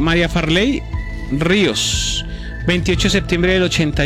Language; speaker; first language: Spanish; native; Spanish